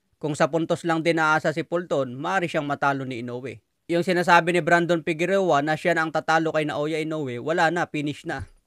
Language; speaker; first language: Filipino; native; Filipino